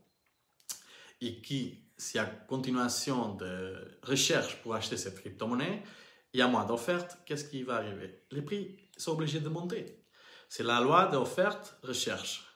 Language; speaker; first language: French; non-native, learner; Portuguese